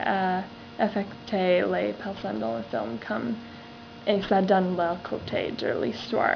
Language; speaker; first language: French; non-native, learner; English